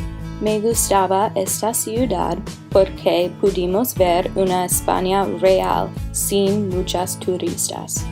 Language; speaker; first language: Spanish; non-native, learner; English